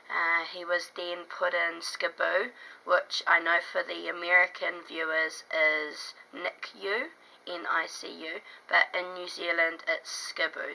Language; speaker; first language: English; native; English